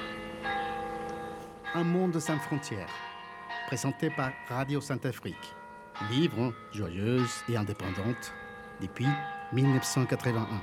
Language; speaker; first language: French; non-native, fluent; Spanish